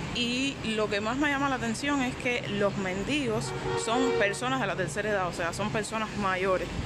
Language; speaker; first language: Spanish; native; Spanish